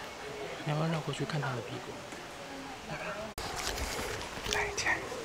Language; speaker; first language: Chinese; native; Chinese